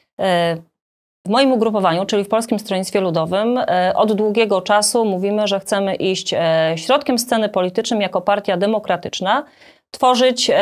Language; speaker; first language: Polish; native; Polish